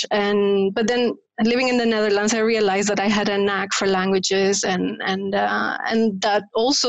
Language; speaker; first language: English; non-native, fluent; Spanish